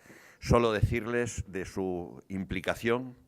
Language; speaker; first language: Spanish; native; Spanish